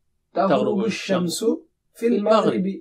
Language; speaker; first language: Arabic; non-native, learner; Urdu